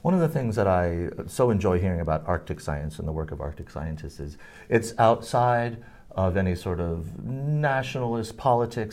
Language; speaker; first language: English; native; English